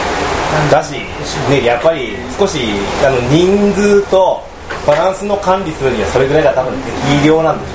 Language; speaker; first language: Japanese; native; Japanese